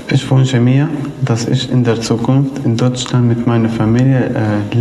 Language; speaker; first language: German; non-native, learner; Arabic